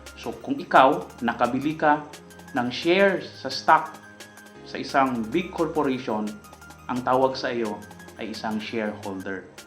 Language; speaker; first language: Filipino; non-native, local second language; Cebuano